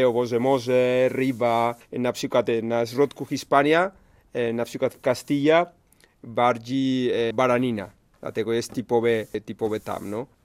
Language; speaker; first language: Polish; non-native, learner; Spanish